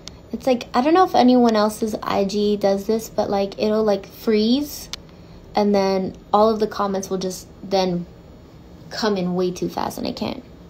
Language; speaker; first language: English; early bilingual, other home language; Spanish